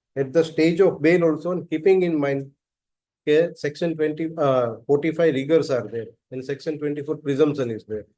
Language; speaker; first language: English; non-native, local second language; Gujarati